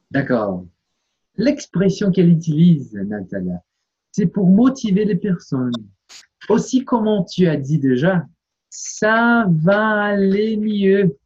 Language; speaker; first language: French; non-native, fluent; Portuguese